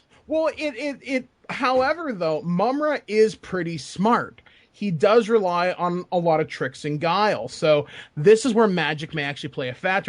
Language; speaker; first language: English; native; English